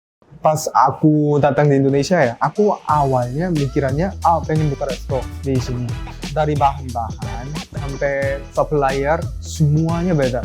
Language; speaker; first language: Indonesian; early bilingual, other home language; Korean